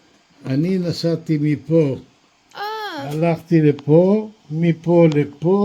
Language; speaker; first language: Hebrew; non-native, fluent; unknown